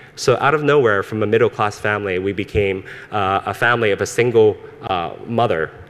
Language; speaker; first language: English; early bilingual, other home language; Cantonese